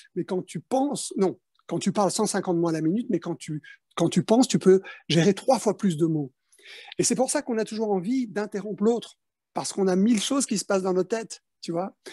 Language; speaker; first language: French; early bilingual, other home language; Spanish